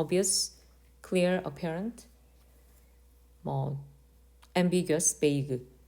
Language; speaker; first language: English; non-native, fluent; Korean